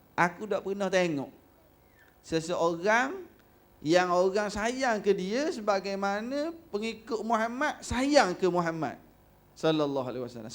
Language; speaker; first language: Malay; native; Malay